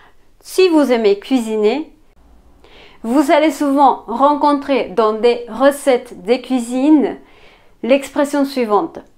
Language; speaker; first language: French; non-native, fluent; Spanish